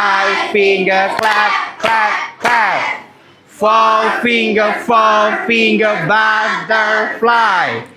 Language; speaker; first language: English; non-native, learner; Indonesian